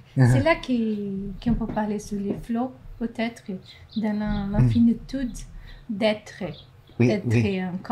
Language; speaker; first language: French; non-native, fluent; Portuguese